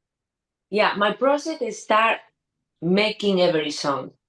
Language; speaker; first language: English; non-native, learner; Spanish